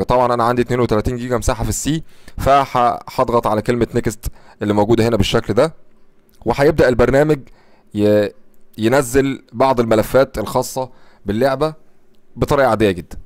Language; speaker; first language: Arabic; native; Arabic